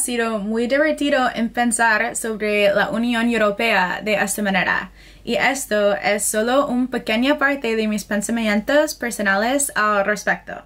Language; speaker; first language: Spanish; non-native, fluent; English